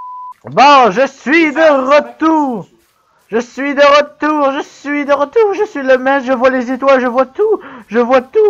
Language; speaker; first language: French; native; French